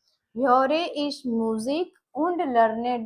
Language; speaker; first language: German; non-native, learner; Gujarati